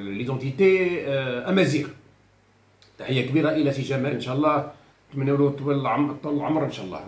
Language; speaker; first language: French; non-native, local second language; Arabic